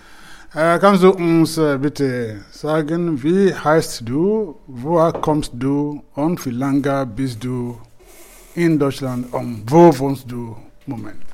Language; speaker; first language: German; non-native, fluent; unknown